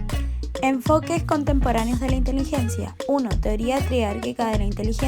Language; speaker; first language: Spanish; native; Spanish